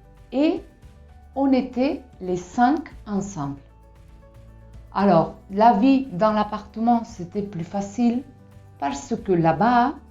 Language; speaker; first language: French; non-native, fluent; Spanish